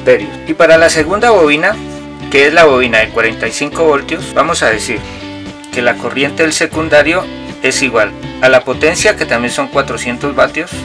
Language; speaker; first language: Spanish; native; Spanish